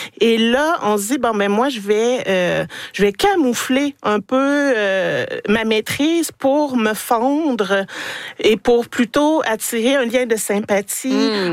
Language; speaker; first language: French; native; French